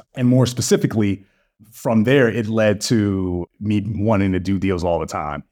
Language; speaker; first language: English; native; English